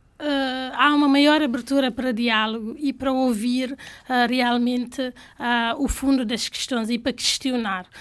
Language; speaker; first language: Portuguese; non-native, local second language; Fula